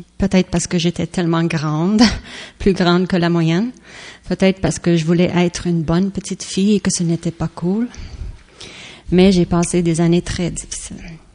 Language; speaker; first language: French; early bilingual, other home language; Estonian